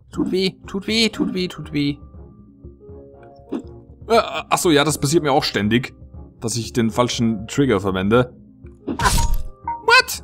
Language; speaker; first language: German; native; German